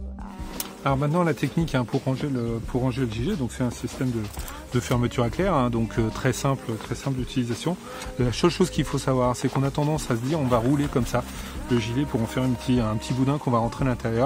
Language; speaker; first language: French; native; French